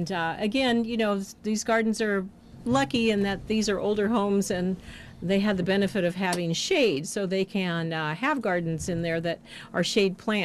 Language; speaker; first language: English; native; English